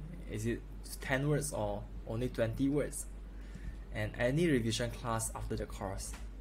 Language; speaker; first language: English; non-native, local second language; Chinese